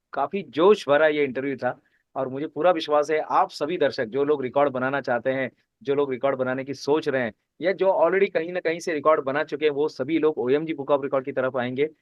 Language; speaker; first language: Hindi; native; Hindi